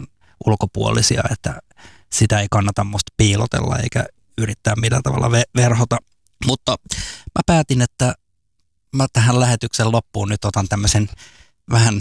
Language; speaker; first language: Finnish; native; Finnish